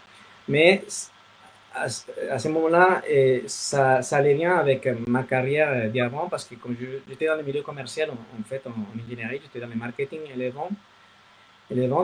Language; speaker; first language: French; non-native, fluent; Spanish